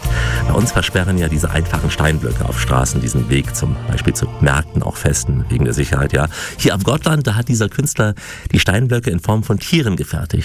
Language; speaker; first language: German; native; German